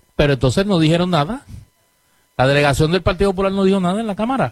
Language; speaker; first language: Spanish; native; Spanish